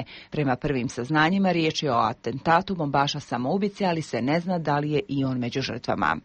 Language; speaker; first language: Croatian; native; Croatian